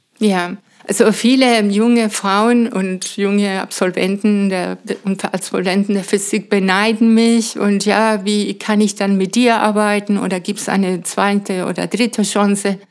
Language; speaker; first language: German; non-native, fluent; Spanish